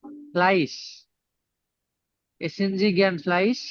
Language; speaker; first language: German; non-native, learner; Bangla